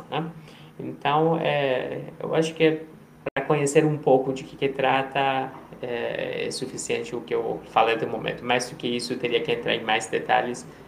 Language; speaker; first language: Portuguese; non-native, fluent; Persian